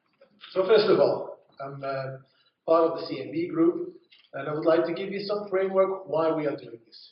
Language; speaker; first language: English; non-native, fluent; Dutch